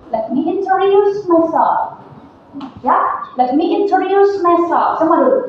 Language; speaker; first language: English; non-native, fluent; Indonesian